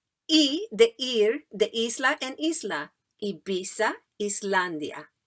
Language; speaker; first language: Spanish; non-native, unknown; English